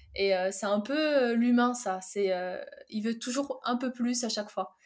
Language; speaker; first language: French; early bilingual, other home language; Arabic